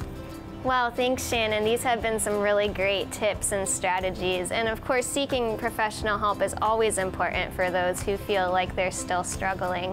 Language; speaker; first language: English; native; English